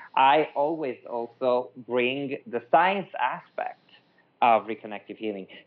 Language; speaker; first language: English; non-native, fluent; Italian